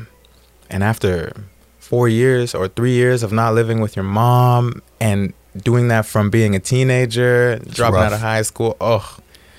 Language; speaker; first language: English; native; English